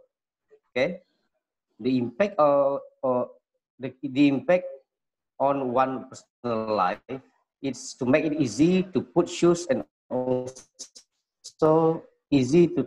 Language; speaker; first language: English; non-native, local second language; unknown